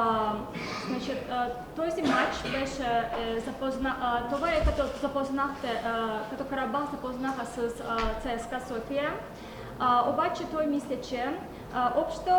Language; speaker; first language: Bulgarian; non-native, learner; Azerbaijani